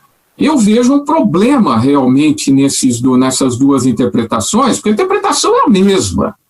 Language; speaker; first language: Portuguese; native; Portuguese